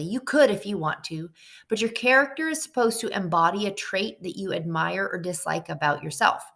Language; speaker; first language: English; native; English